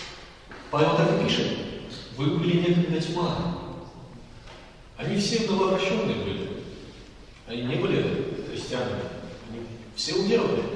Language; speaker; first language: Russian; native; Russian